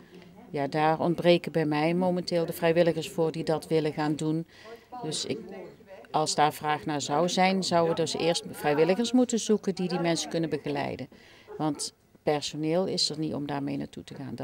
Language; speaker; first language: Dutch; native; Dutch